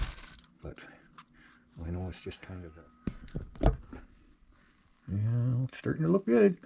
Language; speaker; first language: English; native; English